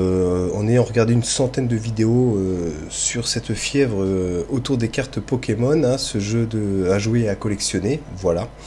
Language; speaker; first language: French; native; French